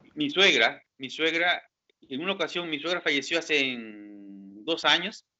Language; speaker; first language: Spanish; native; Spanish